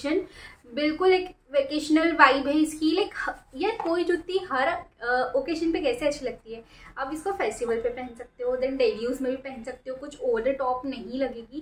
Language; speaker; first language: Hindi; native; Hindi